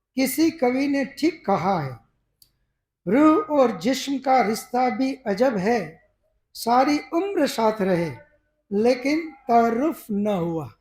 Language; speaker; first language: Hindi; non-native, local second language; Gujarati